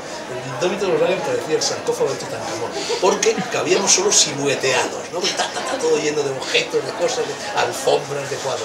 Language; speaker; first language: Spanish; native; Spanish